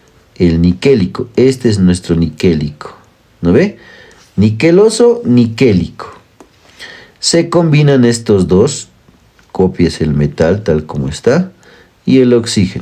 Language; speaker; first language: Spanish; native; Spanish